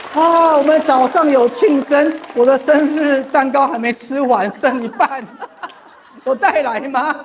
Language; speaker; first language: Chinese; native; Chinese